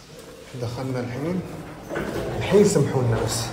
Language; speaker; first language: Arabic; native; Arabic